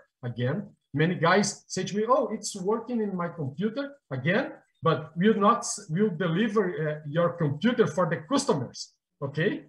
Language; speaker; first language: English; non-native, fluent; Portuguese